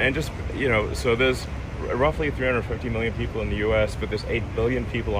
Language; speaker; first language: English; native; English